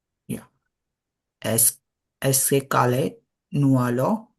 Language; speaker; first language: French; non-native, learner; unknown